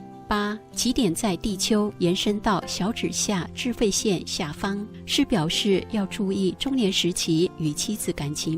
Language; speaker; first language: Chinese; native; Chinese